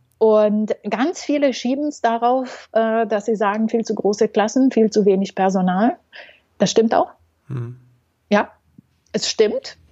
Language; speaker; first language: German; non-native, fluent; Romanian